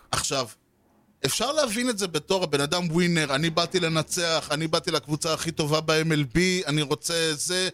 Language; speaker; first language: Hebrew; native; Hebrew